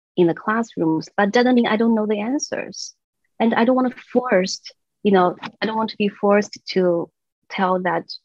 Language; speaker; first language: English; non-native, fluent; Chinese